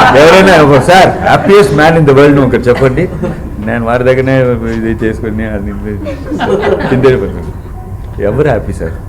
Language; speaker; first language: Telugu; non-native, learner; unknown